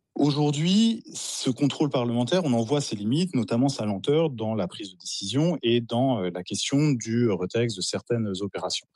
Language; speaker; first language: French; native; French